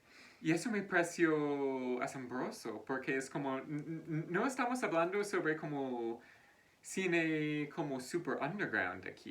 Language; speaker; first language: Spanish; non-native, fluent; English